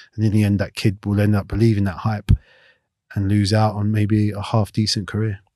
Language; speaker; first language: English; native; English